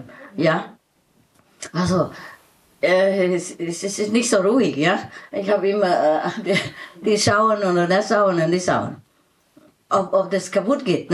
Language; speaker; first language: German; non-native, learner; Vietnamese